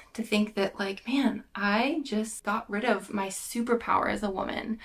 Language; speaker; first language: English; native; English